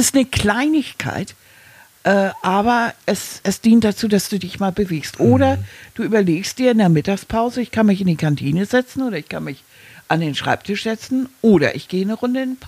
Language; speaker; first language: German; native; German